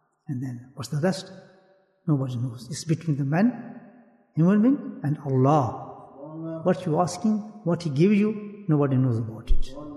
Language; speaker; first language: English; non-native, local second language; Urdu